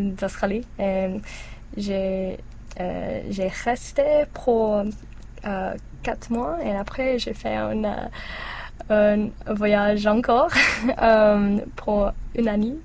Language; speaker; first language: French; non-native, learner; English